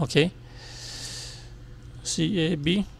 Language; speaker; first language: English; non-native, local second language; Chinese